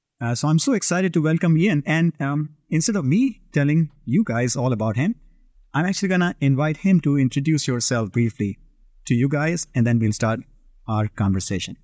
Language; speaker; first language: English; non-native, local second language; Hindi